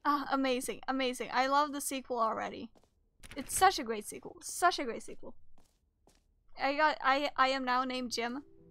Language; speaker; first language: English; non-native, fluent; Swedish